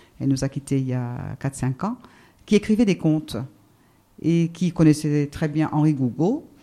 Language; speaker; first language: French; non-native, local second language; Arabic